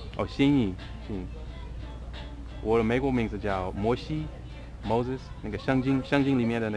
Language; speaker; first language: Chinese; non-native, fluent; English